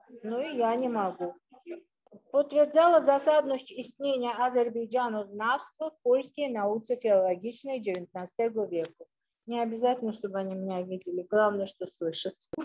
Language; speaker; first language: Polish; non-native, fluent; Azerbaijani